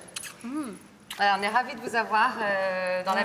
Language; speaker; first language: French; native; French